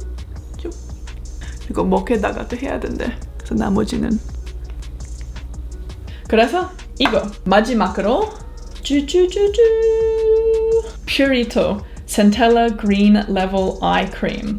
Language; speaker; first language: Korean; non-native, fluent; English